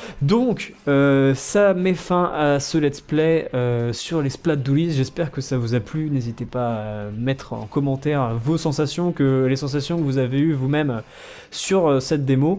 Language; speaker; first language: French; native; French